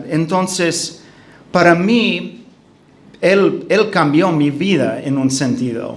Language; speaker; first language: Spanish; non-native, fluent; English